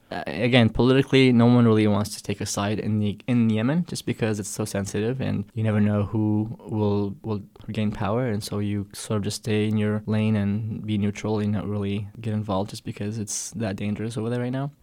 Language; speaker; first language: English; early bilingual, other home language; Arabic